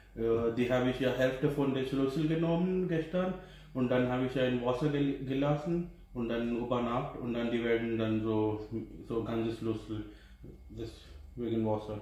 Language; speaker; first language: German; non-native, learner; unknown